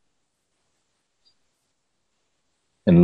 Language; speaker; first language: English; non-native, local second language; Ganda